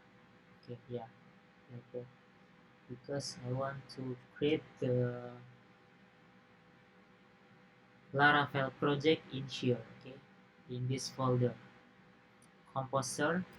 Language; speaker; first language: English; non-native, learner; Indonesian